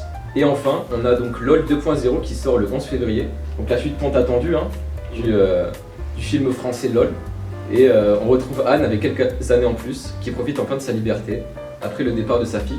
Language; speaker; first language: French; native; French